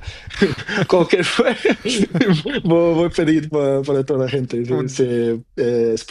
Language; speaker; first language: Spanish; non-native, learner; Portuguese